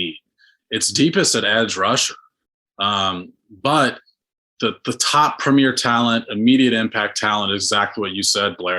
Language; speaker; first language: English; native; English